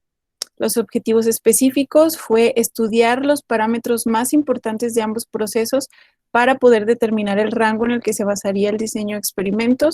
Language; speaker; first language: Spanish; native; Spanish